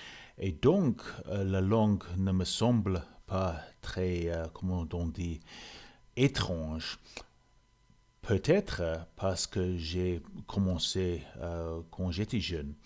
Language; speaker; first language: French; non-native, learner; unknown